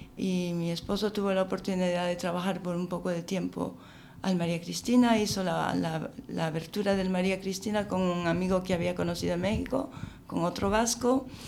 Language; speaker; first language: Spanish; native; Spanish